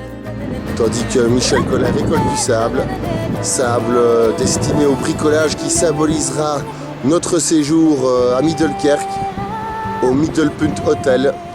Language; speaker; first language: French; native; French